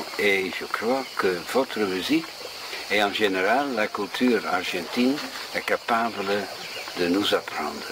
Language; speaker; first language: French; non-native, fluent; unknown